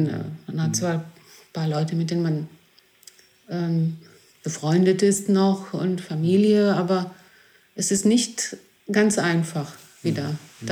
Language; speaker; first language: German; non-native, fluent; Greek